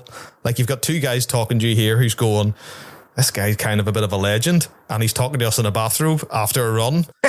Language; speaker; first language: English; native; English